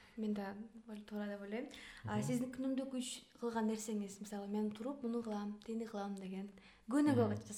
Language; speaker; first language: Kyrgyz; native; Kyrgyz